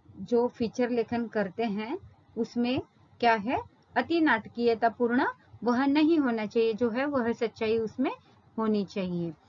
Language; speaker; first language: Hindi; non-native, local second language; Marathi